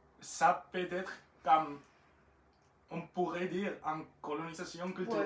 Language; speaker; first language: French; non-native, learner; Spanish